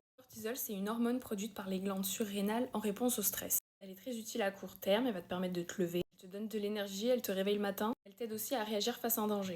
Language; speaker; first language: French; native; French